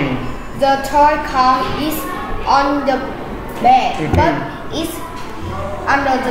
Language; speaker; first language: English; non-native, learner; Vietnamese